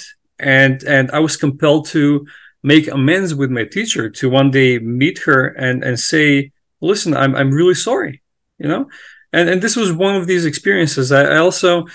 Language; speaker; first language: English; non-native, fluent; Macedonian